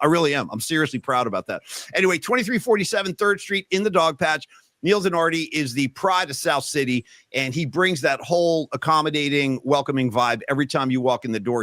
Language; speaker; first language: English; native; English